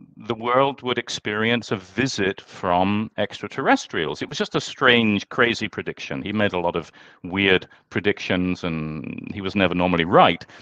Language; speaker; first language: English; native; English